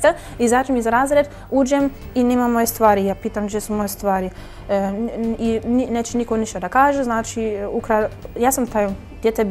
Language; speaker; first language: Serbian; early bilingual, heritage; German